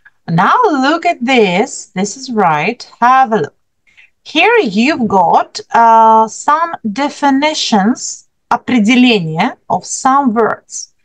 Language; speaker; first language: English; non-native, fluent; Ukrainian